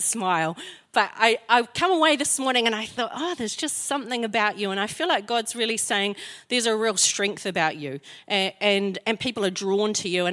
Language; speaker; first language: English; native; English